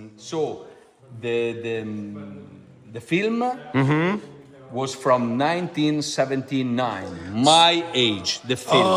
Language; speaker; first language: English; non-native, fluent; Italian